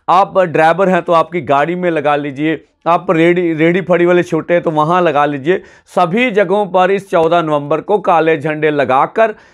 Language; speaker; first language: Hindi; non-native, local second language; Punjabi